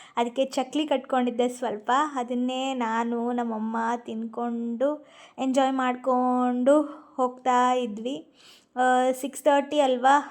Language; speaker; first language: Kannada; native; Kannada